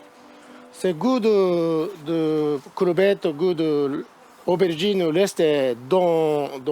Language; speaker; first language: French; non-native, learner; Japanese